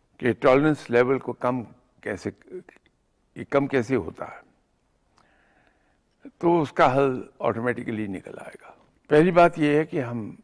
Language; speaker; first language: Urdu; native; Urdu